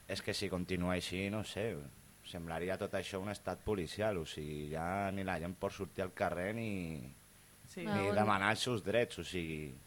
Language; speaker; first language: Catalan; non-native, local second language; Spanish